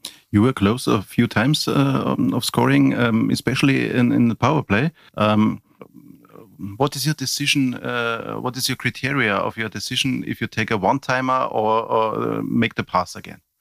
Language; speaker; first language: English; non-native, fluent; German